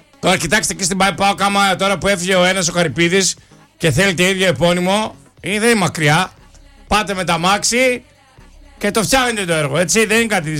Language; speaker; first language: Greek; native; Greek